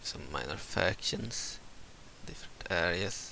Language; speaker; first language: English; non-native, fluent; Swedish